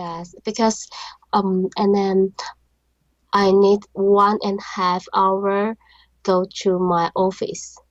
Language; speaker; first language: English; non-native, learner; Chinese